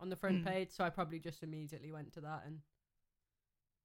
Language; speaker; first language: English; native; English